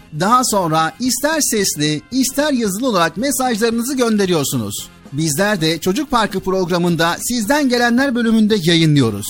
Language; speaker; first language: Turkish; native; Turkish